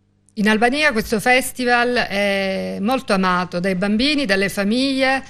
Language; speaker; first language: Italian; non-native, fluent; Albanian